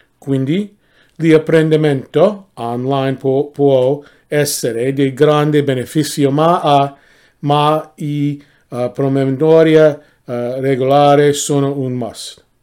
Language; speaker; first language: Italian; non-native, learner; English